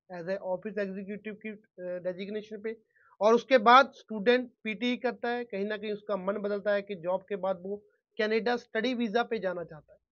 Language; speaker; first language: Hindi; non-native, local second language; Punjabi